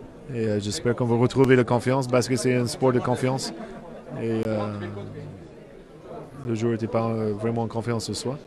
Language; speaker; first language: French; non-native, fluent; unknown